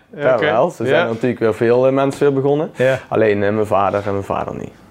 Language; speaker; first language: Dutch; native; Dutch